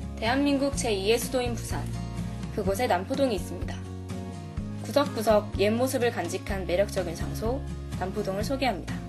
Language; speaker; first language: Korean; native; Korean